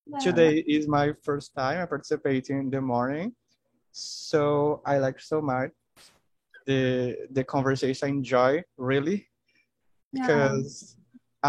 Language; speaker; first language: English; non-native, learner; Portuguese